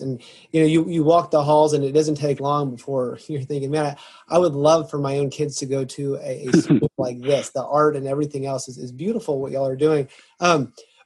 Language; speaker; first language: English; native; English